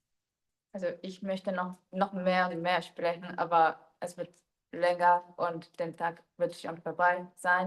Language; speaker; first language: German; non-native, fluent; Japanese